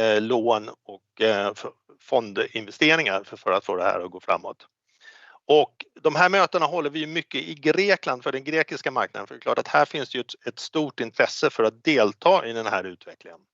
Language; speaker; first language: Swedish; native; Swedish